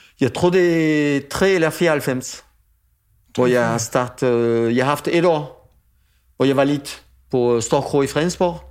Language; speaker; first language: Danish; non-native, fluent; French